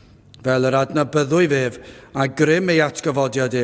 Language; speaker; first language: Welsh; native; Welsh